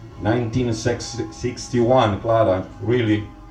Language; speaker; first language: English; non-native, learner; Italian